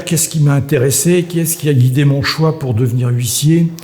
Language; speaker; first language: French; native; French